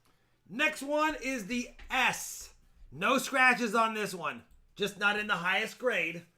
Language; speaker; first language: English; native; English